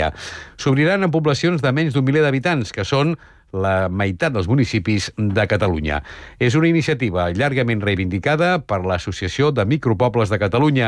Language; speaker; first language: Catalan; native; Catalan